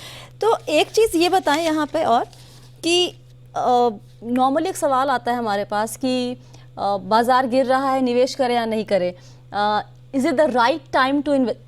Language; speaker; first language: Hindi; native; Hindi